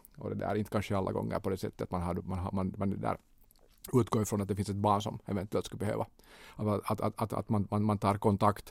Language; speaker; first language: Swedish; native; Swedish